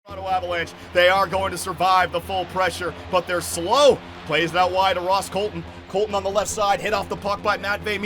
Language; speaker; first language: English; native; English